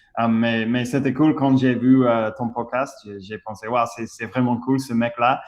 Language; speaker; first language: French; non-native, fluent; English